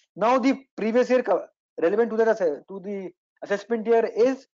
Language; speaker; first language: English; non-native, local second language; Hindi